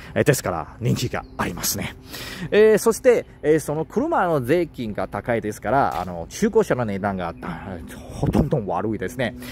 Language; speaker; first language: Japanese; non-native, learner; Chinese